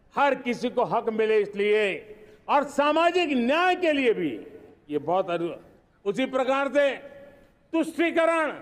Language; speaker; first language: Hindi; non-native, local second language; Gujarati